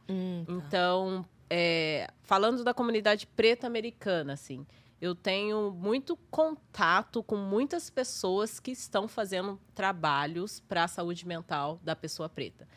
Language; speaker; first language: Portuguese; native; Portuguese